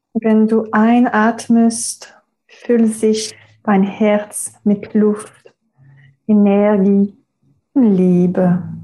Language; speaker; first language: German; non-native, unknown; French